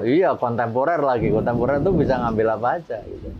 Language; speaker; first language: Indonesian; native; Indonesian